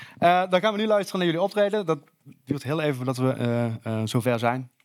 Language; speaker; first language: Dutch; native; Dutch